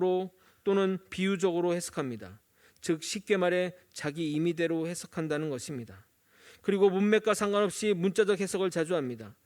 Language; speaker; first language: Korean; native; Korean